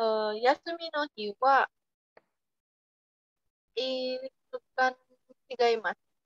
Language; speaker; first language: Japanese; non-native, learner; Indonesian